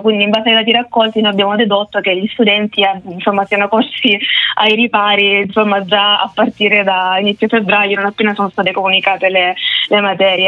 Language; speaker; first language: Italian; native; Italian